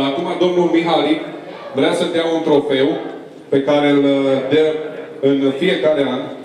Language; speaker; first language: Romanian; native; Romanian